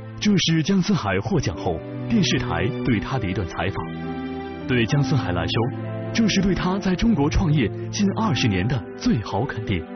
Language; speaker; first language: Chinese; native; Chinese